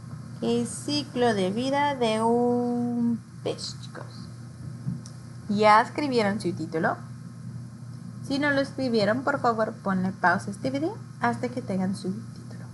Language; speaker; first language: Spanish; early bilingual, heritage; Spanish